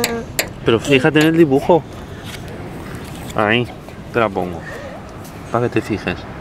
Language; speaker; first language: Spanish; native; Spanish